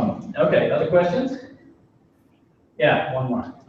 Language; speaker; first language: English; native; English